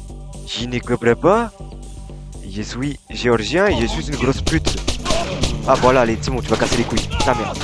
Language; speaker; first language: French; native; French